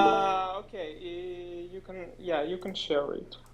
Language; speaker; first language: English; non-native, learner; Russian